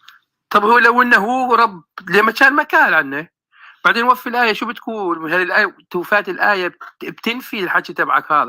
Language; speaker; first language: Arabic; native; Arabic